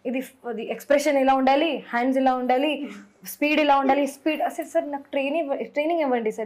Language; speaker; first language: Telugu; non-native, learner; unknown